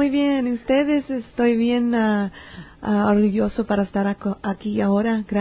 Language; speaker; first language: Spanish; early bilingual, heritage; English